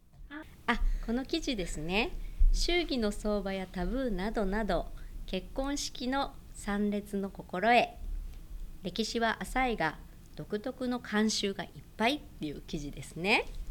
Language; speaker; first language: Japanese; native; Japanese